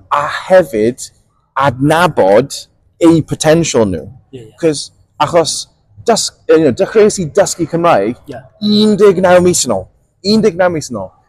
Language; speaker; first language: Welsh; non-native, local second language; English